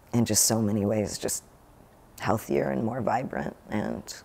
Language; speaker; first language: English; native; English